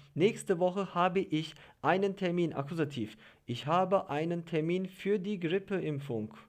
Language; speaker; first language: German; non-native, fluent; Turkish